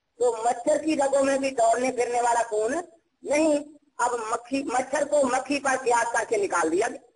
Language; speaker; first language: Urdu; non-native, local second language; Punjabi